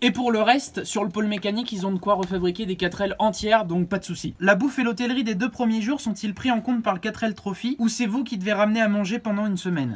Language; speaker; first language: French; native; French